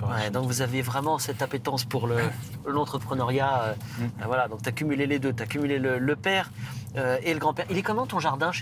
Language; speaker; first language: French; native; French